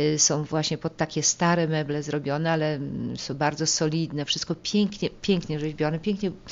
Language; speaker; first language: Polish; native; Polish